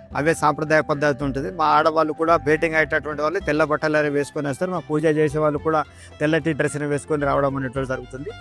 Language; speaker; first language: Telugu; non-native, local second language; Gondi